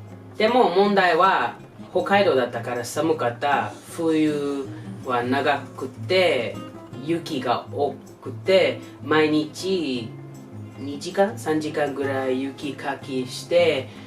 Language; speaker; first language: Japanese; non-native, learner; English